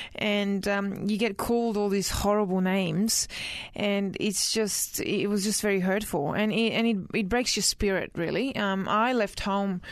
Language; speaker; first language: English; early bilingual, other home language; Croatian